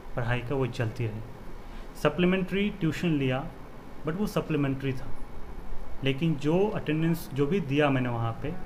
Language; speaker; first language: Hindi; native; Hindi